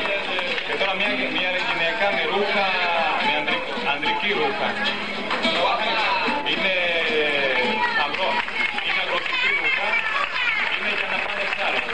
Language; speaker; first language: Greek; non-native, learner; Spanish